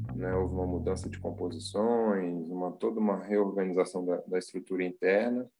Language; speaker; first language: Portuguese; native; Portuguese